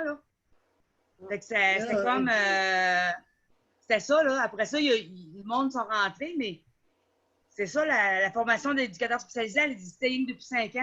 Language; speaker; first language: French; native; French